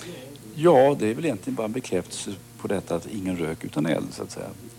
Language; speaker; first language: Swedish; native; Swedish